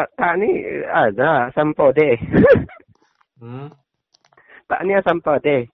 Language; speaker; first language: Arabic; non-native, learner; Indonesian